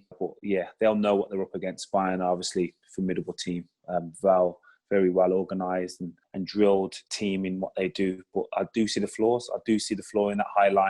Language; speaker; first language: English; native; English